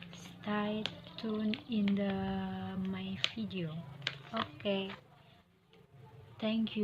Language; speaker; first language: English; non-native, learner; Indonesian